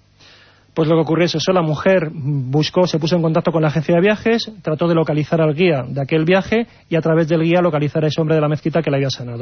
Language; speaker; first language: Spanish; native; Spanish